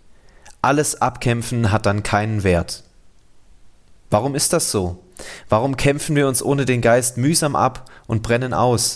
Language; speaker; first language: German; native; German